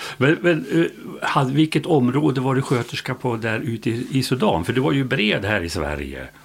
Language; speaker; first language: Swedish; native; Swedish